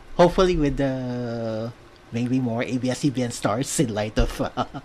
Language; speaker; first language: English; non-native, local second language; Filipino